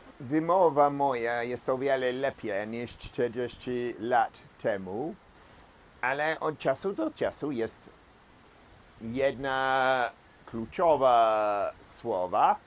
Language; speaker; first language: Polish; non-native, fluent; English